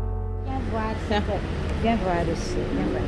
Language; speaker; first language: French; non-native, fluent; Greek